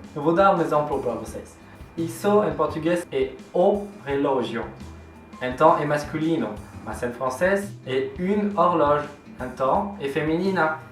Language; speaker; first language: Portuguese; non-native, fluent; French